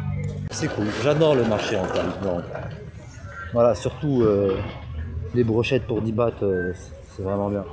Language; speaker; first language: French; native; French